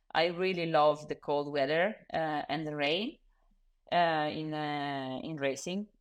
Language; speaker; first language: English; non-native, fluent; Italian